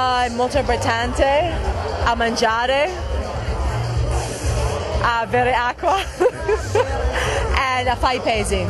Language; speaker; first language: Italian; non-native, fluent; English